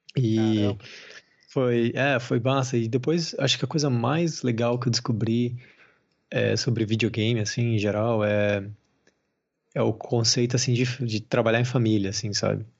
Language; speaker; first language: Portuguese; native; Portuguese